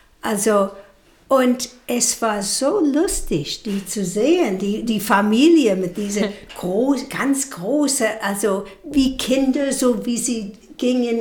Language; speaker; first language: German; non-native, fluent; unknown